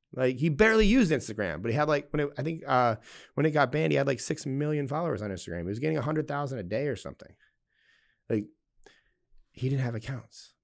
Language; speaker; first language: English; native; English